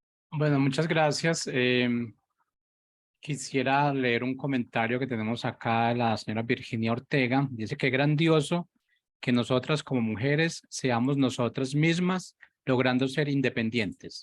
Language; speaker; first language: Spanish; native; Spanish